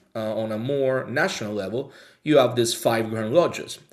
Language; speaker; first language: English; non-native, fluent; Italian